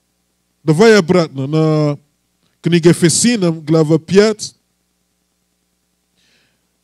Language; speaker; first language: Russian; non-native, learner; English